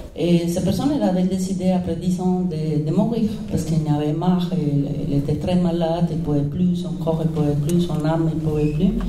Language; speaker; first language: French; non-native, fluent; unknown